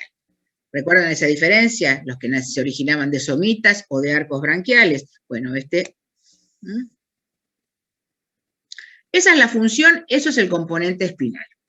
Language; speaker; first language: Spanish; native; Spanish